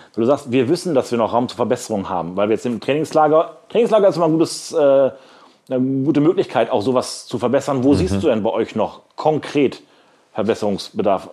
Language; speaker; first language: German; native; German